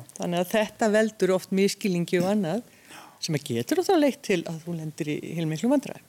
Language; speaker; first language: Icelandic; early bilingual, other home language; Hungarian